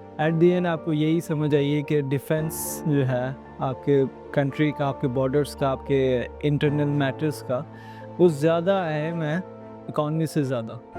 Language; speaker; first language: Urdu; early bilingual, heritage; Urdu